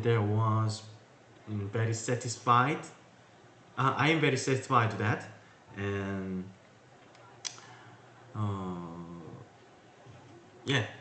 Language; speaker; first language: English; non-native, learner; Korean